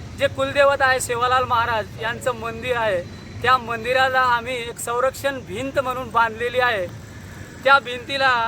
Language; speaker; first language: Marathi; non-native, local second language; Lambadi